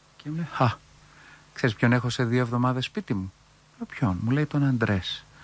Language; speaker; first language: Greek; early bilingual, heritage; Greek